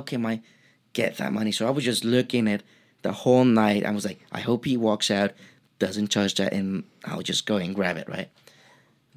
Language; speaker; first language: English; non-native, fluent; Spanish